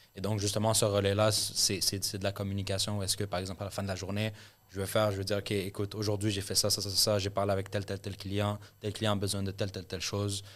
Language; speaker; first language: French; early bilingual, other home language; Arabic